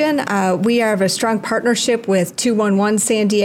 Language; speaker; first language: English; native; English